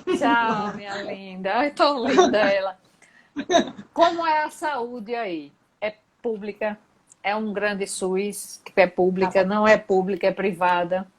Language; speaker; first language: Portuguese; native; Portuguese